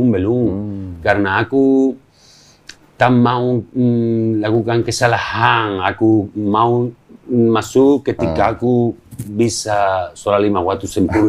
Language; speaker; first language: Indonesian; non-native, learner; Spanish